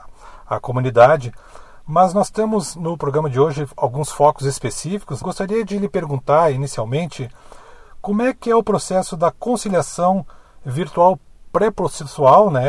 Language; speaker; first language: Portuguese; native; Portuguese